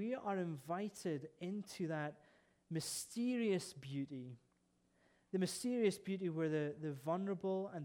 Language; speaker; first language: English; native; English